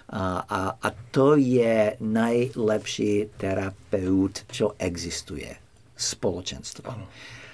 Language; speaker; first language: Slovak; non-native, fluent; English